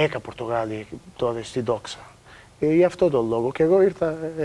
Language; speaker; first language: Greek; non-native, learner; Portuguese